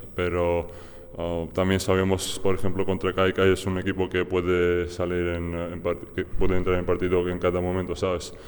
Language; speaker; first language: Spanish; non-native, fluent; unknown